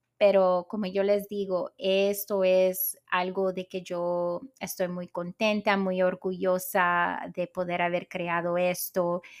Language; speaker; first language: Spanish; early bilingual, heritage; Spanish